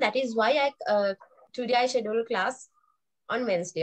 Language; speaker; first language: English; non-native, local second language; Sinhala